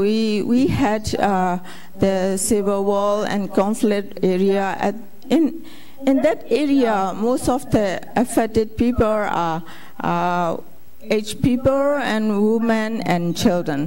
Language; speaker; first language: English; non-native, fluent; Burmese